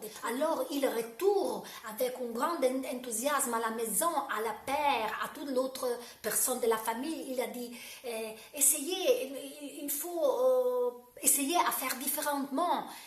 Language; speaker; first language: French; non-native, learner; Italian